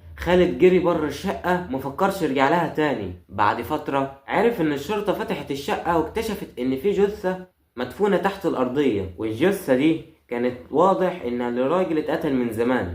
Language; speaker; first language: Arabic; native; Arabic